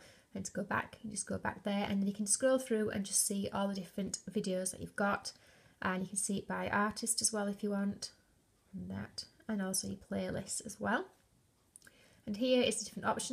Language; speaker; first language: English; native; English